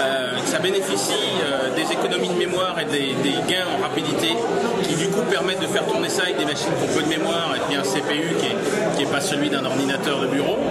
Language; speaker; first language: French; native; French